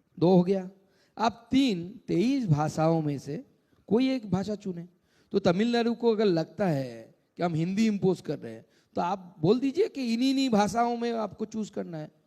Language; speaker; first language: Hindi; non-native, local second language; Bangla